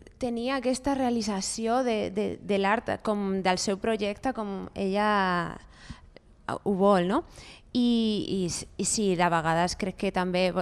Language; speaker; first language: Catalan; non-native, fluent; Spanish